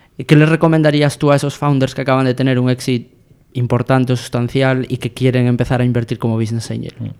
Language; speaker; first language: Spanish; native; Spanish